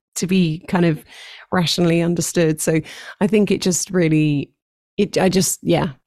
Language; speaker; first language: English; native; English